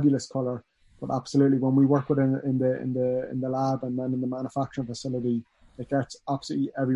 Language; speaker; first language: English; native; English